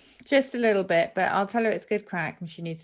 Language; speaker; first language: English; native; English